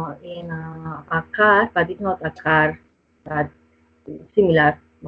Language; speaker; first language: English; non-native, learner; Spanish